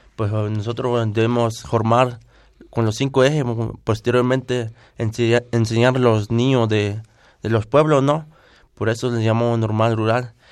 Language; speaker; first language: Spanish; non-native, local second language; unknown